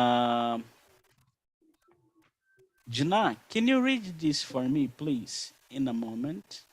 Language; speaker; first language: English; non-native, fluent; Portuguese